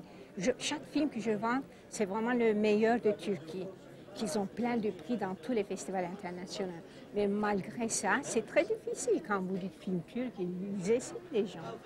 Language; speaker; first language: French; non-native, fluent; Turkish